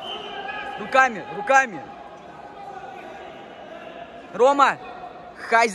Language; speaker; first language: Russian; native; Russian